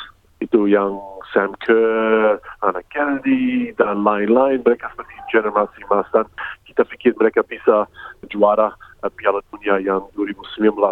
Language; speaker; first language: Indonesian; early bilingual, heritage; English